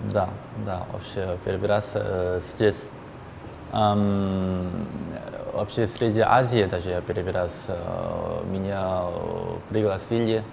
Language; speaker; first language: Russian; non-native, learner; Korean